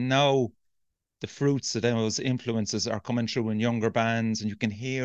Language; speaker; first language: English; native; English